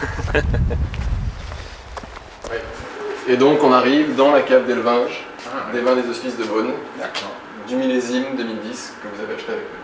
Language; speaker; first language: French; native; French